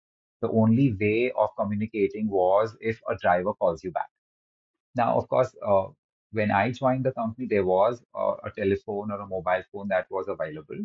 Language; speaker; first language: English; non-native, local second language; Hindi